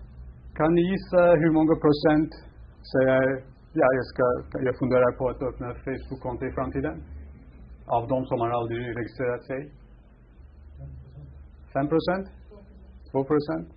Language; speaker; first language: Swedish; non-native, fluent; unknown